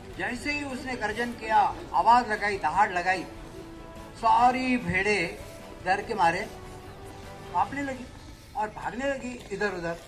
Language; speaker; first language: Hindi; native; Hindi